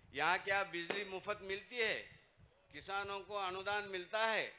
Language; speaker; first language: Hindi; non-native, local second language; Marathi